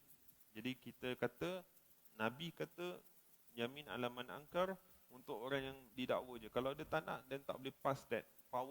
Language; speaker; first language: Malay; native; Malay